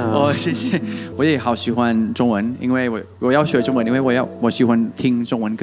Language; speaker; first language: Chinese; non-native, learner; Thai